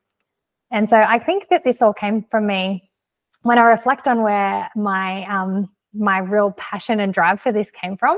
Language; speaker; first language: English; native; English